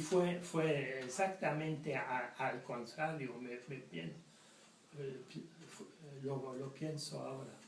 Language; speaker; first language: Spanish; non-native, fluent; French